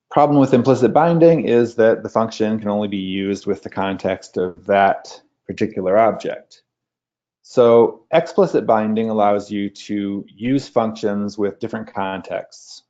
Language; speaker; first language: English; native; English